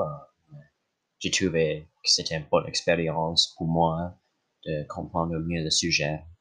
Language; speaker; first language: French; non-native, local second language; English